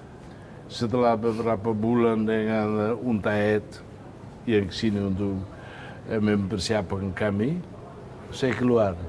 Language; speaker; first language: Indonesian; non-native, fluent; Tetum